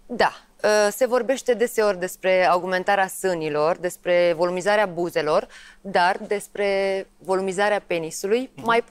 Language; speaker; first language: Romanian; native; Romanian